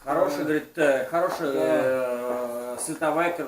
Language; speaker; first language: Russian; native; Russian